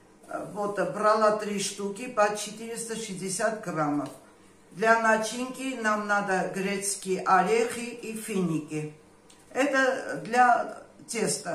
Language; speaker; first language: Russian; non-native, local second language; Armenian